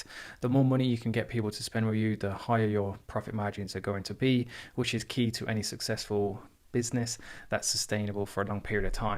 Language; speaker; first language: English; native; English